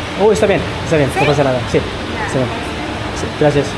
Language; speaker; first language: Spanish; non-native, learner; English